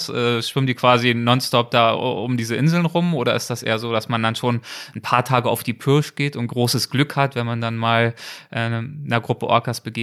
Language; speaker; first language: German; native; German